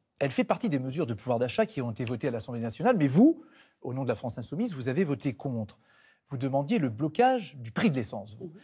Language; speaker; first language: French; native; French